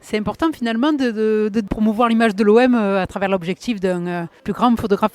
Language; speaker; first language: French; native; French